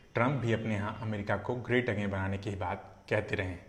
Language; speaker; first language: Hindi; native; Hindi